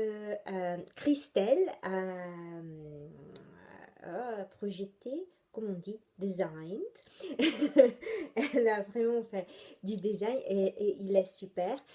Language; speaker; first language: French; non-native, fluent; Italian